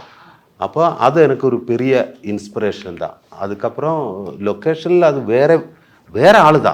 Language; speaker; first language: Tamil; non-native, learner; Malayalam